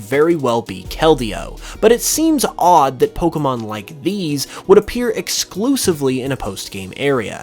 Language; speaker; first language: English; native; English